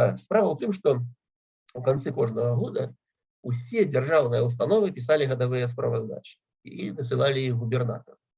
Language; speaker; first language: Belarusian; native; Belarusian